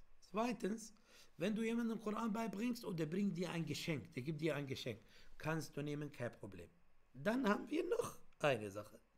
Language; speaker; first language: German; non-native, fluent; Arabic